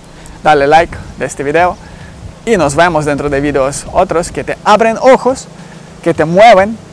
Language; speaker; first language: Spanish; non-native, learner; Ukrainian